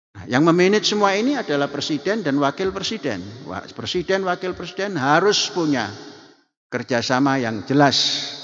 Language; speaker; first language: Indonesian; non-native, local second language; Javanese